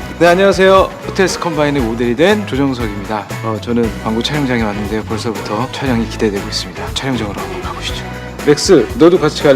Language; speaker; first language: Korean; native; Korean